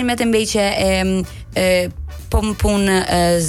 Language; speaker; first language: Dutch; non-native, learner; Italian